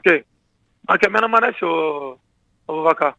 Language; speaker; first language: Greek; non-native, learner; Portuguese